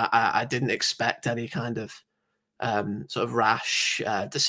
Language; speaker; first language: English; native; English